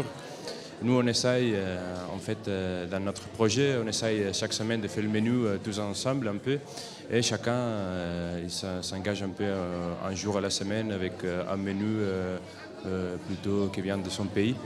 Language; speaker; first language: French; non-native, fluent; Catalan